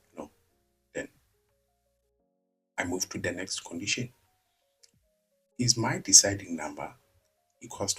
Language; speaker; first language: English; non-native, local second language; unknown